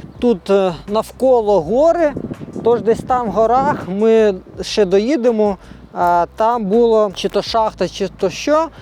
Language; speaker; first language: Ukrainian; non-native, local second language; Russian